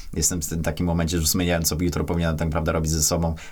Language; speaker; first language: Polish; native; Polish